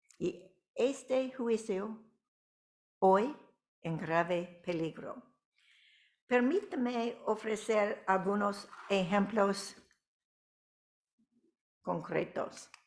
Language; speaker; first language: Spanish; non-native, fluent; English